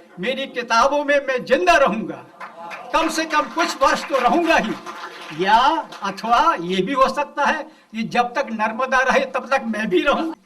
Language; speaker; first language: Hindi; non-native, local second language; Gujarati